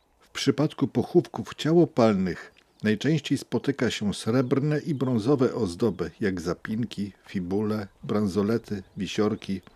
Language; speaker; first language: Polish; native; Polish